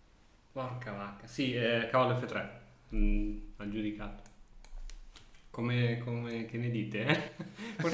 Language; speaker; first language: Italian; native; Italian